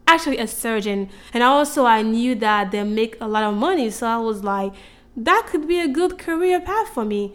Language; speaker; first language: English; non-native, fluent; French